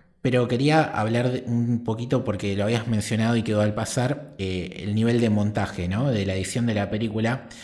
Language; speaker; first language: Spanish; native; Spanish